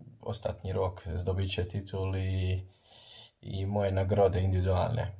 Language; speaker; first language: Polish; non-native, learner; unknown